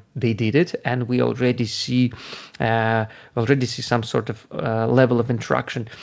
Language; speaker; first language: English; non-native, fluent; Ukrainian